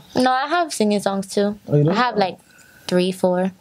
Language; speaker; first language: English; native; English